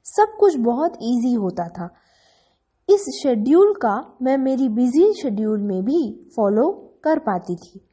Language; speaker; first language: Hindi; non-native, local second language; Gujarati